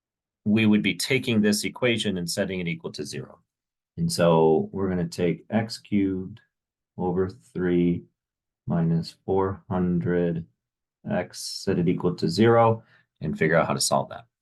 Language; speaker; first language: English; native; English